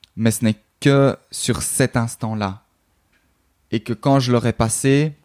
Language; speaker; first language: French; native; French